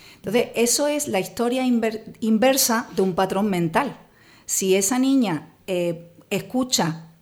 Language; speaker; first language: Spanish; native; Spanish